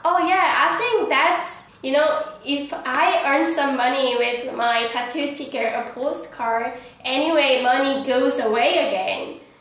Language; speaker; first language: English; non-native, learner; Korean